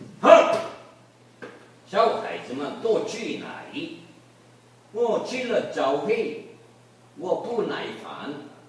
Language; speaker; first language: Chinese; non-native, learner; Korean